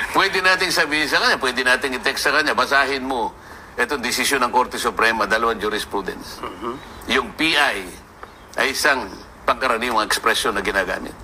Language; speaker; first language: Filipino; non-native, local second language; Pampanga